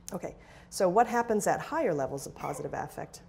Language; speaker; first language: English; native; English